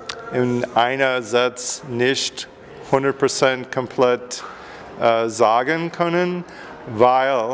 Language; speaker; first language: German; non-native, learner; English